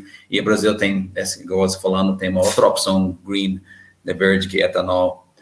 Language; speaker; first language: Portuguese; non-native, learner; English